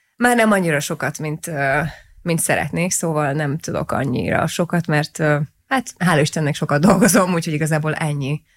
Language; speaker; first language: Hungarian; native; Hungarian